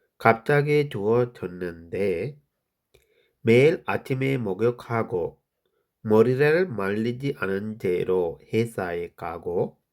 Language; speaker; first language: Korean; non-native, fluent; Sinhala